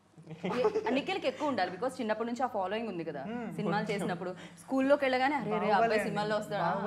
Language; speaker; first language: Telugu; native; Telugu